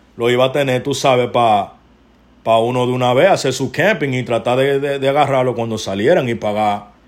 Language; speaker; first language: Spanish; early bilingual, heritage; Spanish